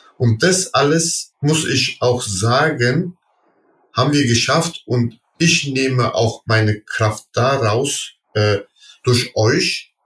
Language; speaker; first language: German; early bilingual, other home language; Turkish